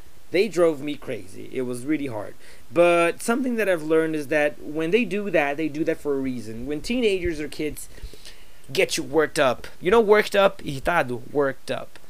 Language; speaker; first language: English; non-native, fluent; Portuguese